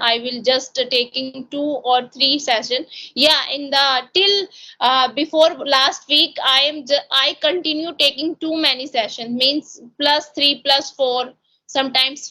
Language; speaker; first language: English; non-native, local second language; Hindi